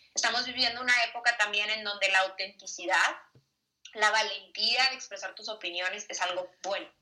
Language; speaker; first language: Spanish; native; Spanish